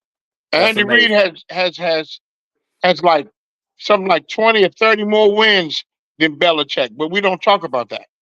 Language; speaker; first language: English; native; English